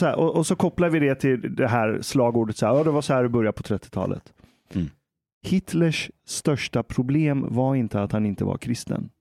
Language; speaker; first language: Swedish; early bilingual, other home language; Persian